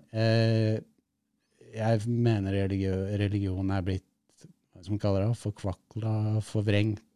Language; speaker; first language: Norwegian; native; Norwegian